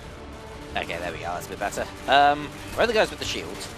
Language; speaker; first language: English; native; English